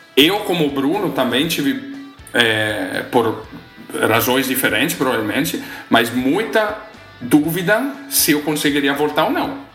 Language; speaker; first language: Portuguese; non-native, fluent; Italian